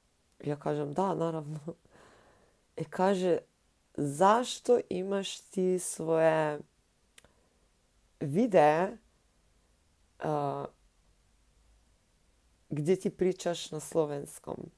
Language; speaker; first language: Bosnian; non-native, learner; Slovenian